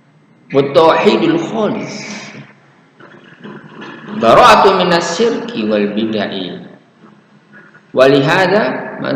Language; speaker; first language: Arabic; non-native, fluent; Indonesian